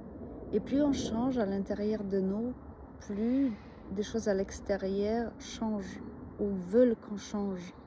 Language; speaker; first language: French; non-native, fluent; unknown